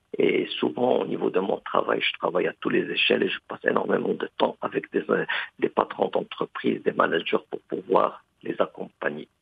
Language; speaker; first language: French; non-native, local second language; Arabic